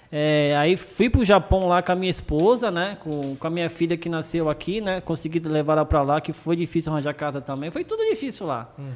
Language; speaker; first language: Portuguese; early bilingual, other home language; Japanese